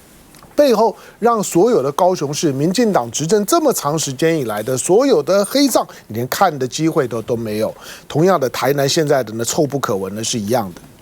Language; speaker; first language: Chinese; native; Chinese